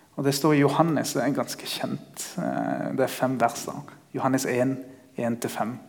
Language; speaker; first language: Norwegian; early bilingual, other home language; Spanish